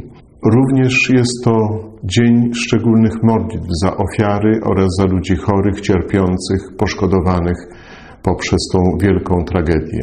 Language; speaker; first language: Polish; native; Polish